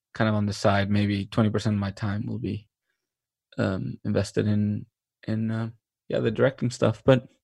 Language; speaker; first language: English; non-native, fluent; Spanish